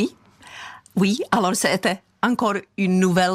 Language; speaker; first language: French; non-native, fluent; Czech